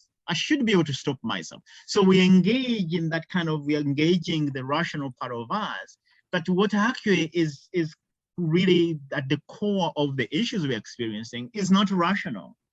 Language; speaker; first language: English; non-native, local second language; Ganda